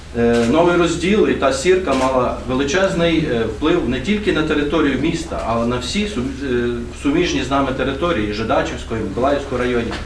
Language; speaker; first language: Ukrainian; native; Ukrainian